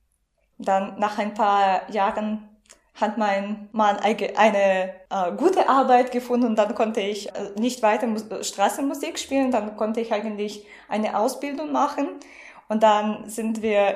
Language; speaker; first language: German; non-native, fluent; Russian